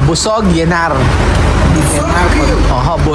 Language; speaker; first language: Spanish; non-native, learner; Filipino